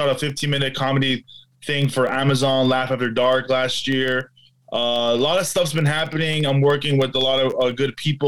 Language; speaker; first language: English; native; English